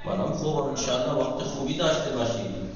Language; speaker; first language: Persian; non-native, fluent; Urdu